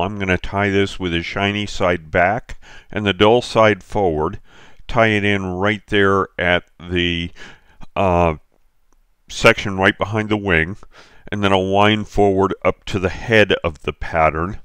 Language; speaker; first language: English; native; English